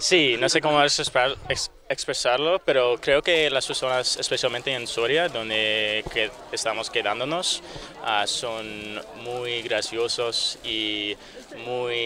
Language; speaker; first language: Spanish; non-native, learner; English